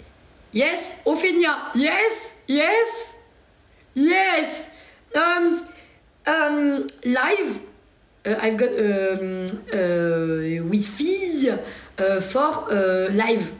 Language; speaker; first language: English; non-native, learner; French